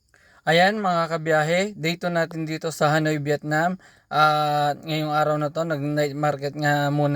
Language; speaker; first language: Filipino; native; Filipino